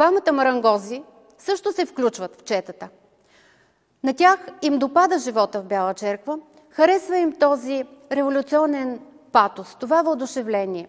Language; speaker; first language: Bulgarian; native; Bulgarian